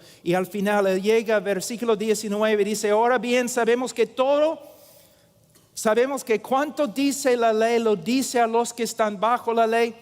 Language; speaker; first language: Spanish; non-native, fluent; English